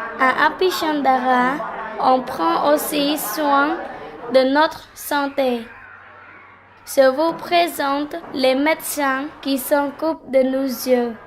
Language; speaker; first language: French; non-native, learner; Khmer